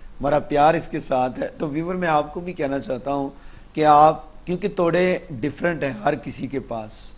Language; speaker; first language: Urdu; non-native, local second language; Punjabi